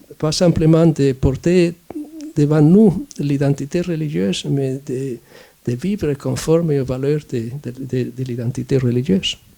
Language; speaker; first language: French; non-native, fluent; Spanish